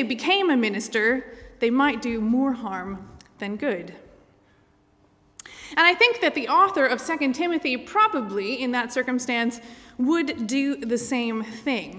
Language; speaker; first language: English; native; English